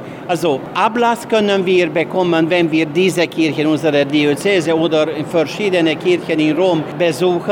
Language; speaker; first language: German; non-native, fluent; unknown